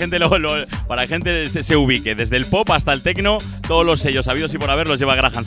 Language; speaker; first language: Spanish; native; Spanish